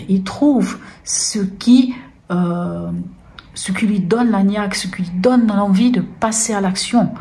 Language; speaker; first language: French; native; French